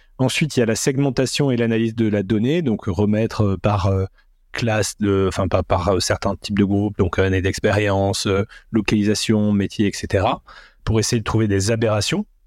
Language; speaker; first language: French; native; French